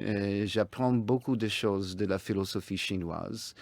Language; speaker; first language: French; non-native, fluent; English